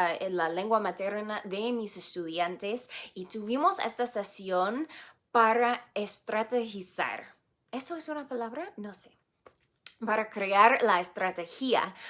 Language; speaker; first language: Spanish; non-native, fluent; English